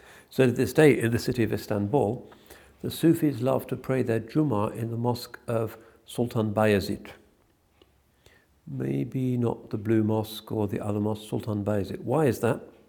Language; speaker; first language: English; native; English